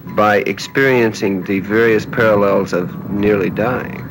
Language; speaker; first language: English; native; English